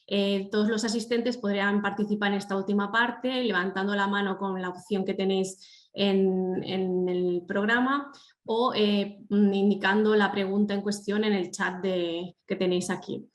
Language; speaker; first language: Spanish; non-native, local second language; Catalan